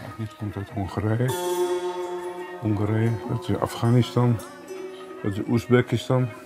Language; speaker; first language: Dutch; native; Dutch